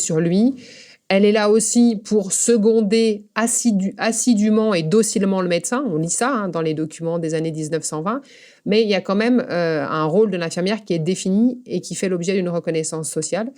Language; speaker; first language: French; native; French